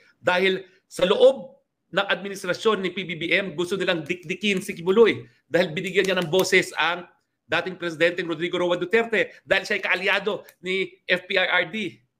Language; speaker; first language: Filipino; native; Filipino